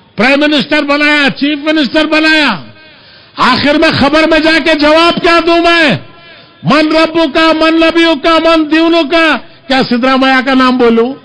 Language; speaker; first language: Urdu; native; Urdu